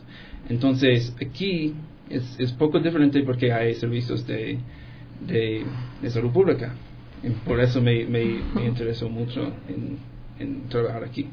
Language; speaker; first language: Spanish; non-native, fluent; English